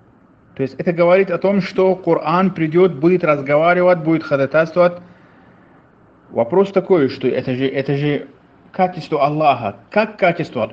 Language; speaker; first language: Russian; non-native, fluent; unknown